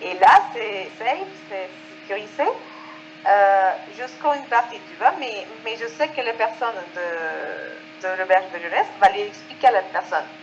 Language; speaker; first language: French; non-native, fluent; Spanish